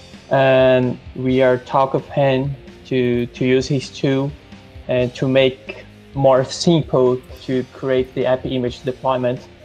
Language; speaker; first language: English; non-native, fluent; Portuguese